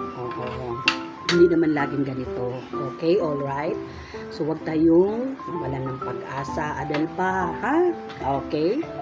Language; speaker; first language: Filipino; non-native, local second language; Cebuano